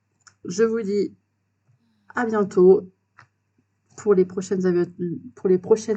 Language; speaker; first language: French; native; French